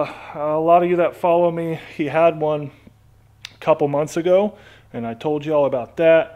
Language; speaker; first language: English; native; English